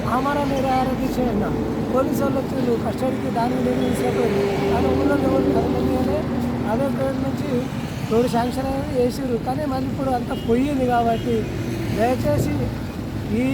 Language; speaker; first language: Telugu; native; Telugu